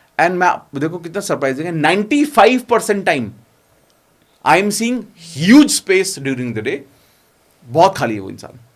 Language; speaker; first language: Hindi; native; Hindi